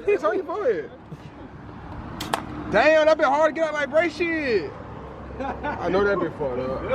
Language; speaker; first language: English; native; English